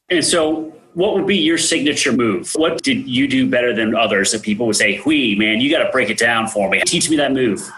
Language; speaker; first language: English; native; English